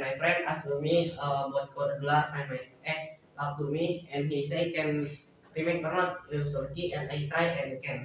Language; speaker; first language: English; non-native, learner; Indonesian